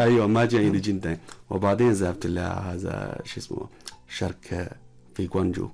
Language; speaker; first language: Arabic; non-native, learner; Chinese